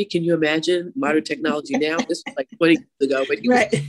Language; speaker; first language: English; native; English